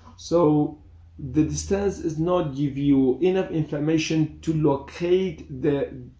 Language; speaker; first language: English; non-native, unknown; Central Kurdish